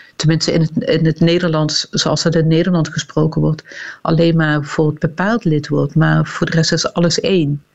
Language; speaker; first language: Dutch; native; Dutch